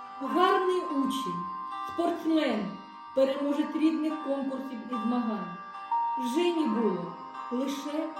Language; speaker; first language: Ukrainian; native; Ukrainian